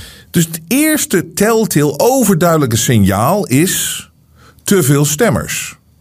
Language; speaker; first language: Dutch; native; Dutch